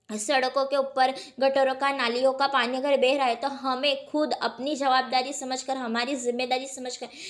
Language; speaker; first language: Hindi; non-native, local second language; Gujarati